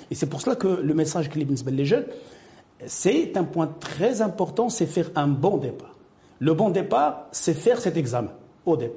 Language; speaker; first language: French; non-native, local second language; Arabic